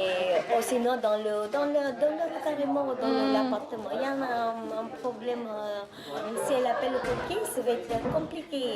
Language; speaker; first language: French; non-native, learner; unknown